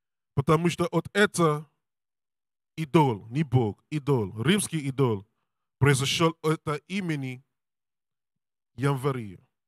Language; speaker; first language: Russian; non-native, learner; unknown